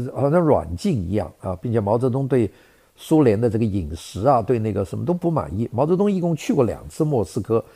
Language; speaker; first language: Chinese; native; Chinese